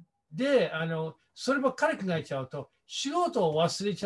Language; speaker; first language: Japanese; non-native, fluent; English